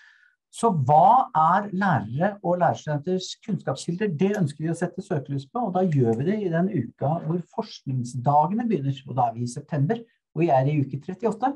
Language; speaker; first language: Norwegian; native; Norwegian